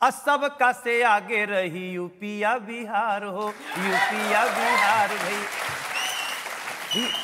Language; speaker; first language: Hindi; native; Hindi